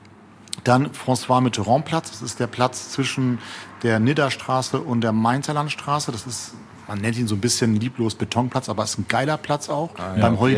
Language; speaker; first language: German; native; German